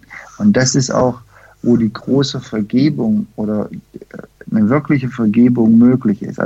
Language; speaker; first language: German; early bilingual, heritage; German